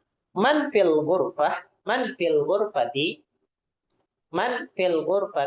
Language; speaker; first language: Arabic; non-native, fluent; Indonesian